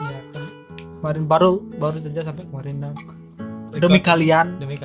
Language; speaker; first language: Indonesian; native; Indonesian